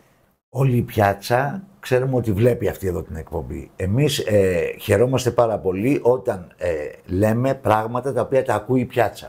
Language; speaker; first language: Greek; native; Greek